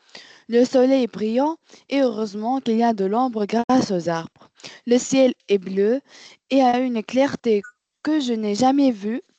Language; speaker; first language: French; non-native, learner; Arabic